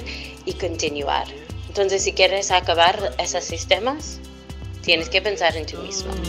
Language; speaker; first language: Spanish; non-native, fluent; English